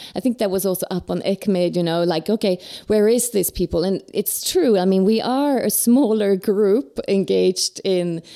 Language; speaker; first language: English; non-native, fluent; Swedish